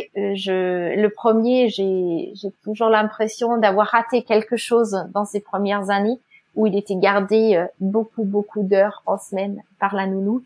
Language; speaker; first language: French; non-native, fluent; German